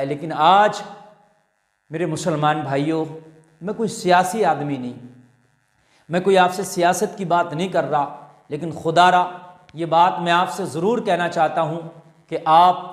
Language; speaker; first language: Urdu; native; Urdu